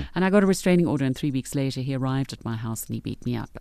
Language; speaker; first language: English; native; English